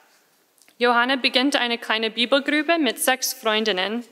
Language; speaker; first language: German; non-native, fluent; English